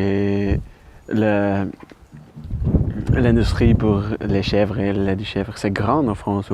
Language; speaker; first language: French; non-native, learner; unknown